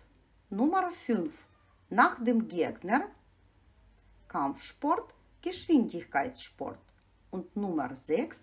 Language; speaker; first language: German; non-native, fluent; Ukrainian